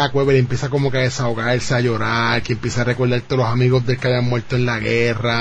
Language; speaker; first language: Spanish; native; Spanish